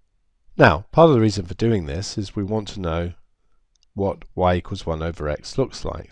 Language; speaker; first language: English; native; English